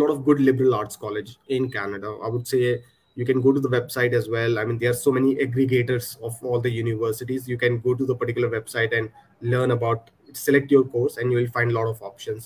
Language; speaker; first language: English; non-native, local second language; Punjabi